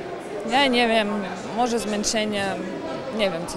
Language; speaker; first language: Polish; non-native, learner; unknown